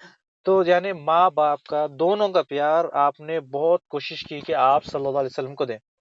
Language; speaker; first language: Urdu; native; Urdu